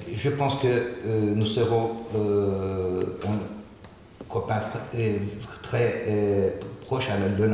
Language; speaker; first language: French; non-native, fluent; Turkish